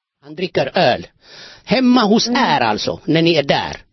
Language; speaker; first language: Swedish; non-native, fluent; Amharic